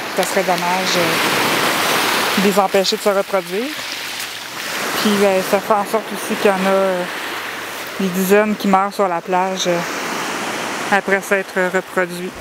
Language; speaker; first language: French; native; French